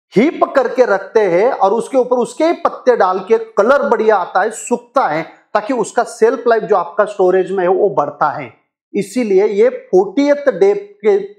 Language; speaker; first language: Hindi; non-native, local second language; Marathi